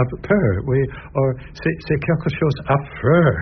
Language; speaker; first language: French; non-native, learner; English